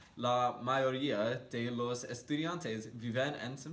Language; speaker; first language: Spanish; non-native, learner; English